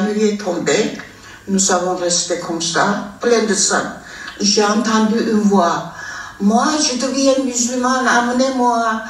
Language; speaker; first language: French; non-native, fluent; Armenian